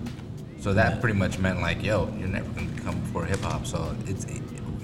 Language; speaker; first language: English; early bilingual, other home language; Spanish